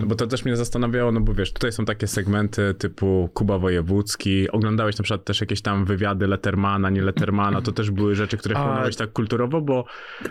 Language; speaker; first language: Polish; native; Polish